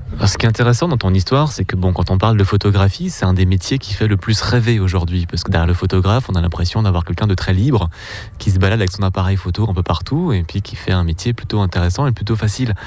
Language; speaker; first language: French; native; French